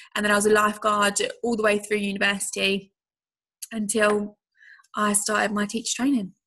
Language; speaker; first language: English; native; English